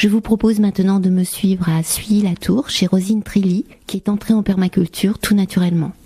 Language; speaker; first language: French; native; French